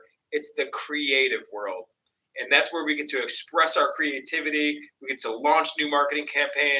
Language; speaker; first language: English; native; English